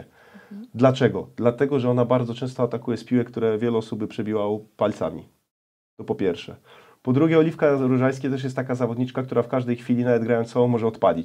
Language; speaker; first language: Polish; native; Polish